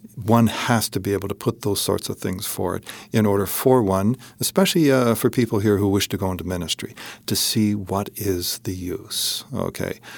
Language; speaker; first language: English; native; English